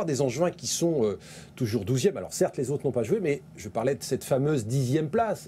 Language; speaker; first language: French; native; French